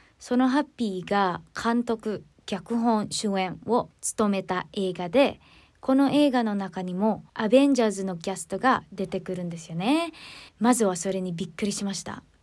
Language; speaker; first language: Japanese; non-native, fluent; Filipino